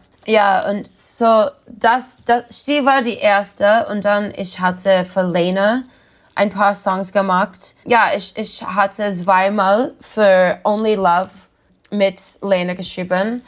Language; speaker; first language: German; non-native, learner; English